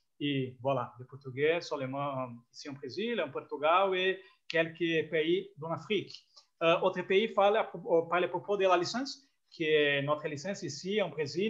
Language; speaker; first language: French; non-native, fluent; Portuguese